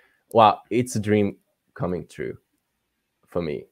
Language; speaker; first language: English; non-native, fluent; Hungarian